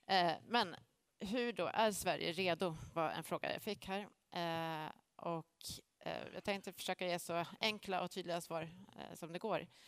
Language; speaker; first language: Swedish; native; Swedish